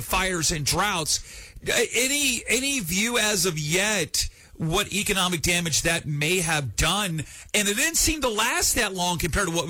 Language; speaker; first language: English; native; English